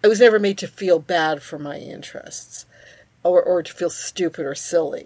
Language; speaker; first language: English; early bilingual, other home language; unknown